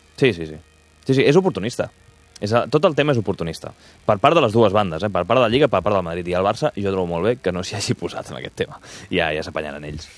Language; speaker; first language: Catalan; native; Catalan